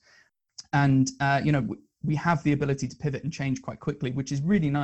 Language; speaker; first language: English; native; English